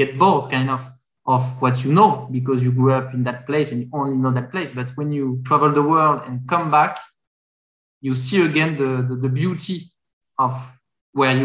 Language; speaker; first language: English; non-native, fluent; French